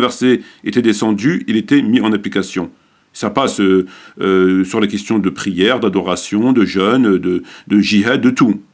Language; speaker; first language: French; native; French